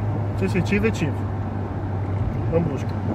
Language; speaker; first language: Portuguese; non-native, learner; Italian